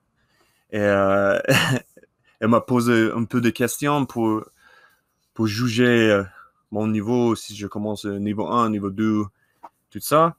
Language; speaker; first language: French; non-native, learner; English